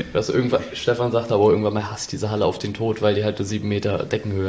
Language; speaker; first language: German; native; German